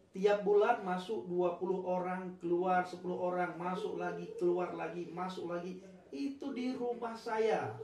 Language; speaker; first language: Indonesian; non-native, local second language; Achinese